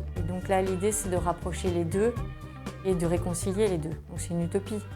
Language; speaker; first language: French; native; French